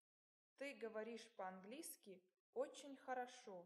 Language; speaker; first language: Russian; non-native, learner; English